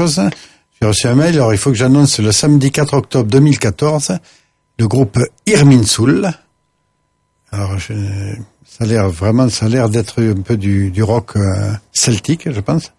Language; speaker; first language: French; native; French